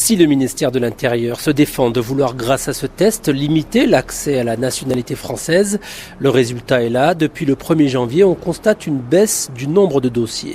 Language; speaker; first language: French; native; French